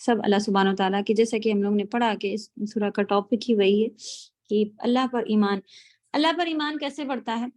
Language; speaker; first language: Urdu; native; Urdu